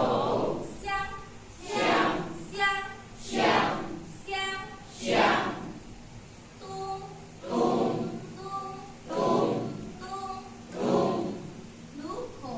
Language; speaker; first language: Chinese; non-native, learner; Indonesian